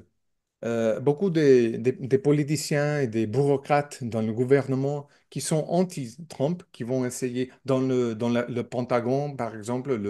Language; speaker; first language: French; non-native, learner; English